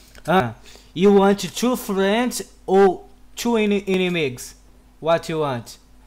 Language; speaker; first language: English; non-native, learner; Portuguese